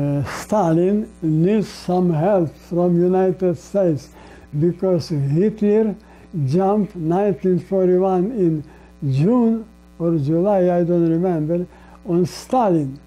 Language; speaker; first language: English; non-native, learner; Polish